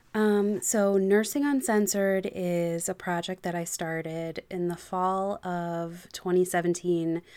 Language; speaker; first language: English; native; English